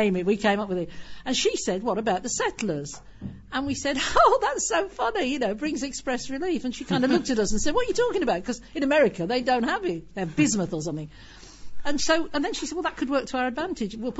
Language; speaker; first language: English; native; English